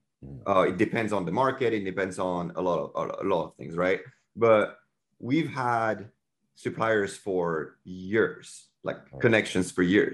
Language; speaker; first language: English; non-native, fluent; French